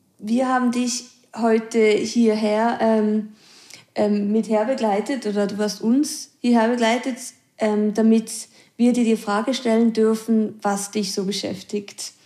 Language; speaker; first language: German; native; German